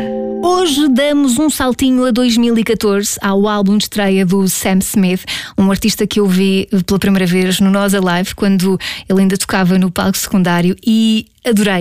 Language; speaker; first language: Portuguese; native; Portuguese